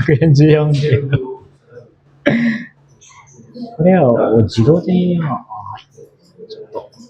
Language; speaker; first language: Japanese; non-native, fluent; Indonesian